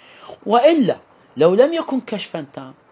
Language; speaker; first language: Arabic; native; Arabic